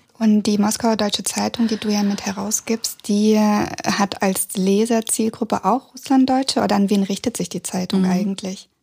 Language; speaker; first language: German; early bilingual, other home language; Russian